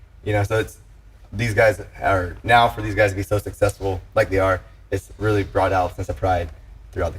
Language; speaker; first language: English; native; English